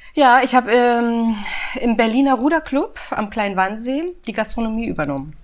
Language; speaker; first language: German; native; German